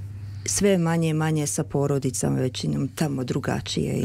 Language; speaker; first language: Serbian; early bilingual, heritage; Serbian